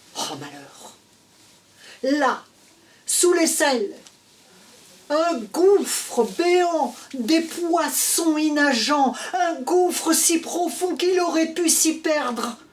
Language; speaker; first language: French; native; French